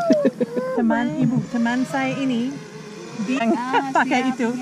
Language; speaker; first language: Indonesian; non-native, fluent; English